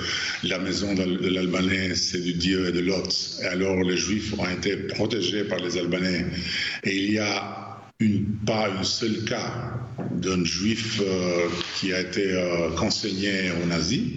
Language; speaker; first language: French; non-native, fluent; Albanian